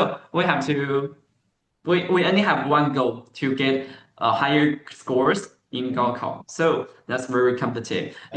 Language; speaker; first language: English; non-native, learner; Chinese